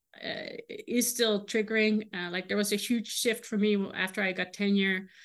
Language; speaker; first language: English; non-native, fluent; Dutch